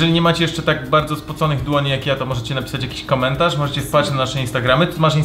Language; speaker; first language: Polish; native; Polish